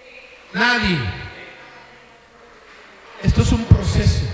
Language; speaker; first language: Spanish; native; Spanish